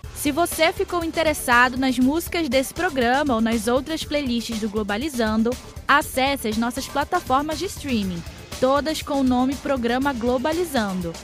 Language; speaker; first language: Portuguese; native; Portuguese